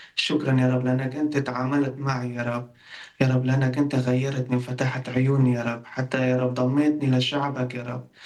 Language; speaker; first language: Arabic; non-native, local second language; Kurdish